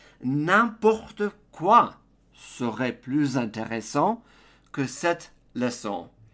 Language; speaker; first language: French; non-native, fluent; English